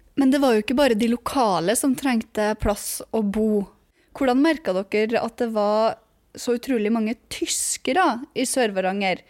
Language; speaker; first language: Norwegian; native; Norwegian